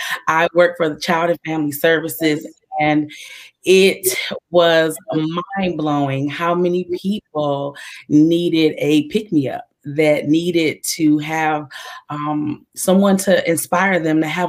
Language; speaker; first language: English; native; English